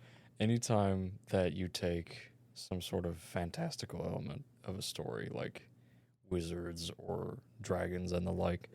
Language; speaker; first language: English; native; English